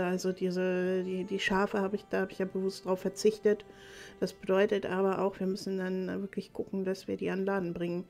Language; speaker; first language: German; native; German